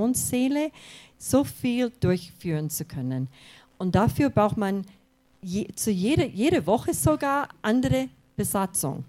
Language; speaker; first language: German; non-native, fluent; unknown